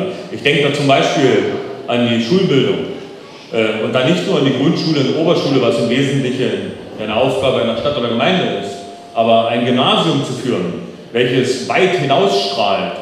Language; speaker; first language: German; native; German